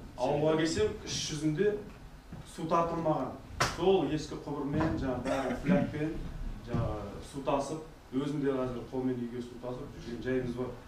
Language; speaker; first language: Kazakh; native; Kazakh